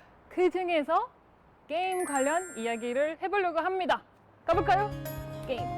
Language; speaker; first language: Korean; non-native, fluent; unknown